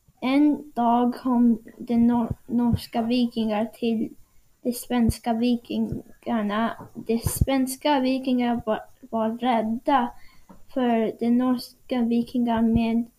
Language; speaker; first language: Swedish; non-native, learner; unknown